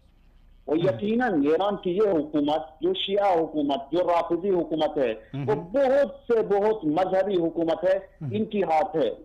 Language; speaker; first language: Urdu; non-native, learner; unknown